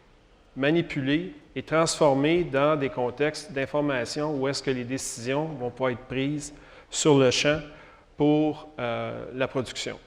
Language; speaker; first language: French; native; French